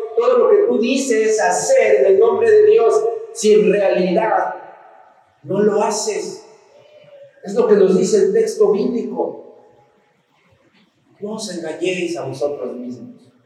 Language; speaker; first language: Spanish; native; Spanish